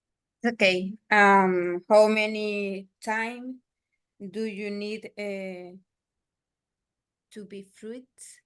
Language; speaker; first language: English; non-native, learner; Spanish